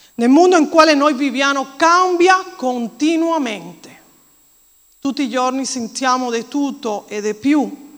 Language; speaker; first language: Italian; non-native, fluent; Spanish